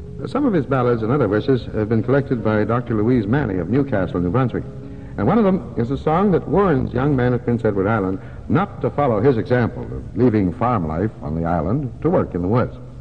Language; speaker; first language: English; native; English